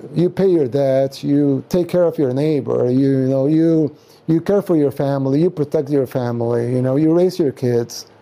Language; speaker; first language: English; non-native, fluent; Spanish